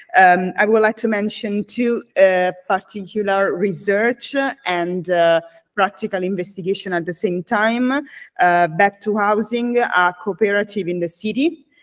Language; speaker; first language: English; non-native, fluent; Italian